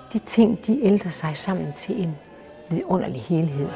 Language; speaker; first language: Danish; native; Danish